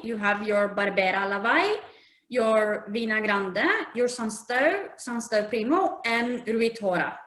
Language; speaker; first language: English; non-native, fluent; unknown